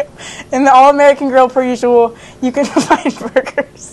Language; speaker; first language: English; native; English